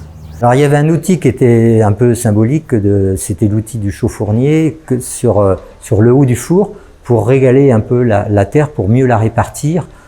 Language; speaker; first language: French; native; French